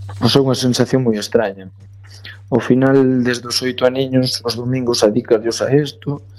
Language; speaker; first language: Galician; native; Galician